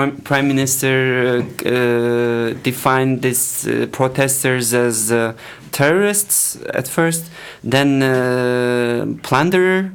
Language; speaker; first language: English; non-native, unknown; Turkish